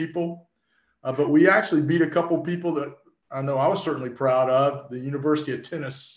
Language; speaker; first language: English; native; English